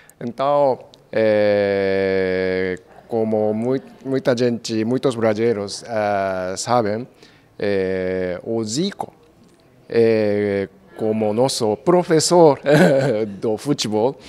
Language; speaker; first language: Portuguese; non-native, fluent; Japanese